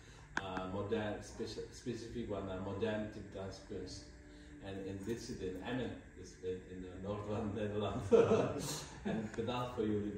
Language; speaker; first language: Dutch; non-native, learner; Tibetan